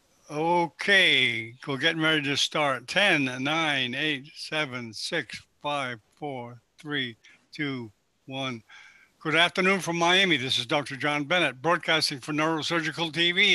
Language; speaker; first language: English; native; English